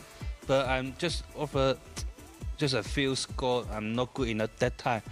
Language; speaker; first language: English; non-native, learner; Chinese